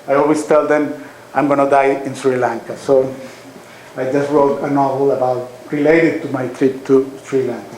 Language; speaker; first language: English; non-native, fluent; Spanish